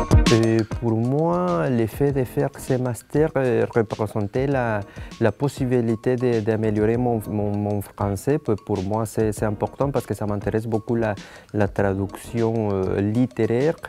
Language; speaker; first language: French; non-native, fluent; Spanish